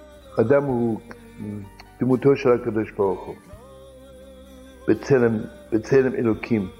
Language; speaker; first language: Hebrew; non-native, fluent; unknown